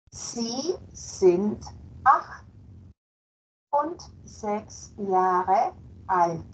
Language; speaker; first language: German; non-native, fluent; Spanish